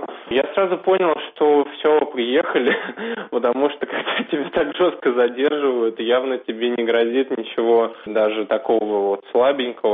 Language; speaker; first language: Russian; native; Russian